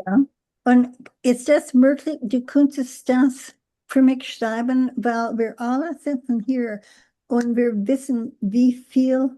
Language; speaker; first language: German; non-native, learner; English